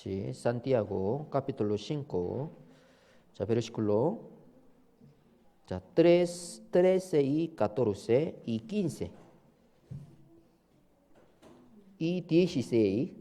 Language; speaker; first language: Spanish; non-native, learner; Korean